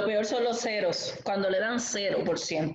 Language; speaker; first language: Spanish; native; Spanish